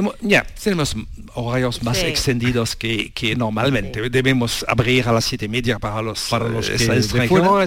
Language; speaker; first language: Spanish; non-native, learner; French